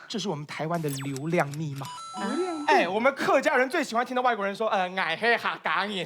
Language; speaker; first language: Chinese; native; Chinese